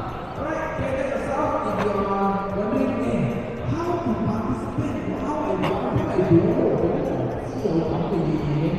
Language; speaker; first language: English; non-native, local second language; Chinese